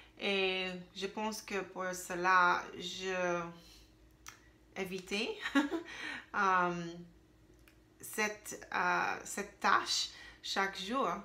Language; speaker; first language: French; non-native, learner; English